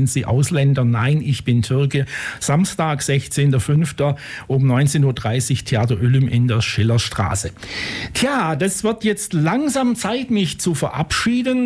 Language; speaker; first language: German; native; German